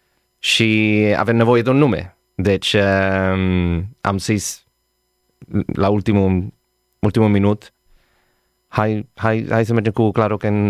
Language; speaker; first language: Romanian; non-native, learner; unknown